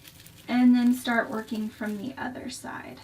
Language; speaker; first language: English; native; English